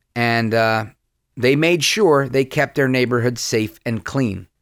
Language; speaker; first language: English; early bilingual, other home language; Spanish